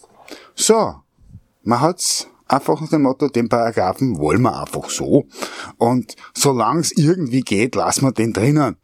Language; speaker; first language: German; native; German